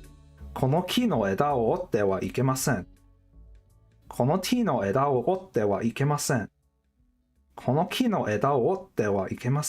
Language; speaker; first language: Japanese; non-native, learner; English